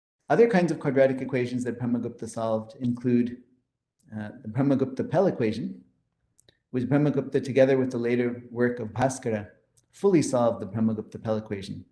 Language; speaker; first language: English; early bilingual, other home language; Hindi